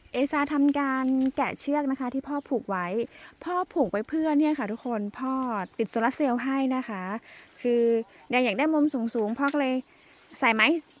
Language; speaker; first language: Thai; non-native, local second language; Karen languages